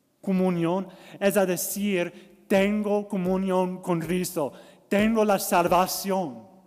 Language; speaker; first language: Spanish; non-native, learner; English